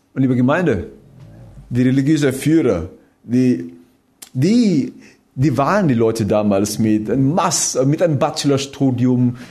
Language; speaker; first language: German; non-native, fluent; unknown